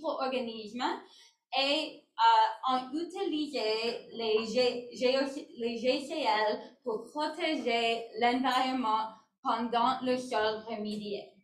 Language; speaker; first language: French; non-native, learner; English